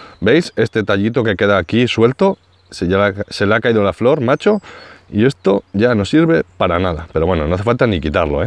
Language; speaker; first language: Spanish; native; Spanish